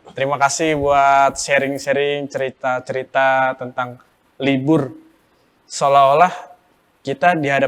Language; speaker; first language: Indonesian; native; Indonesian